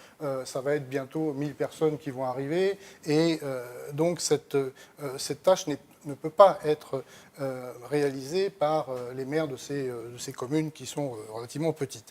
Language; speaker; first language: French; native; French